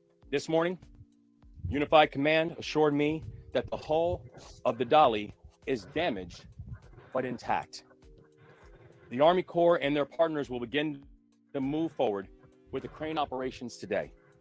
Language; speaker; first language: English; native; English